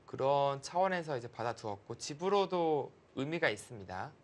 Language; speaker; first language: Korean; native; Korean